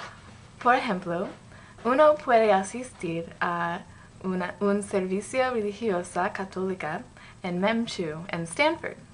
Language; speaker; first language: Spanish; non-native, learner; English